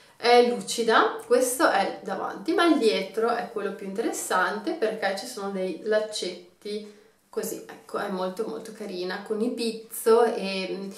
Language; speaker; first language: Italian; native; Italian